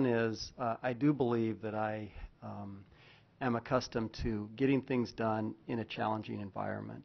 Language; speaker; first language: English; native; English